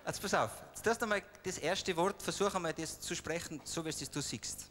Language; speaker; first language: German; native; German